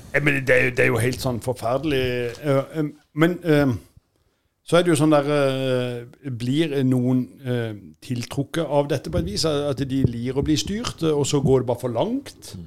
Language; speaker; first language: Norwegian; native; Norwegian